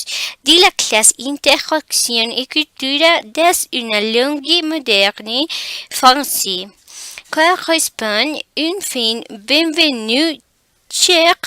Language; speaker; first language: French; non-native, learner; Spanish